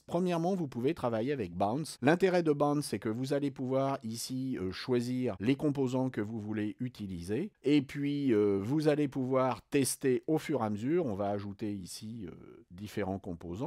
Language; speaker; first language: French; native; French